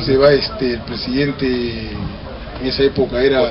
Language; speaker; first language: Spanish; native; Spanish